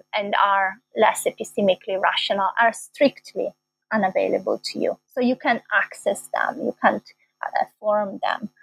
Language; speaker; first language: English; non-native, fluent; Italian